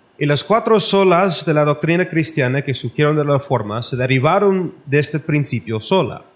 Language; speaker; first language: Spanish; non-native, learner; English